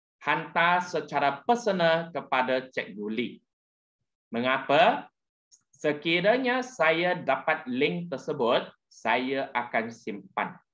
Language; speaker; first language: Malay; non-native, local second language; Chinese